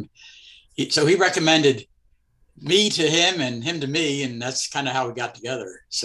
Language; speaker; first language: English; native; English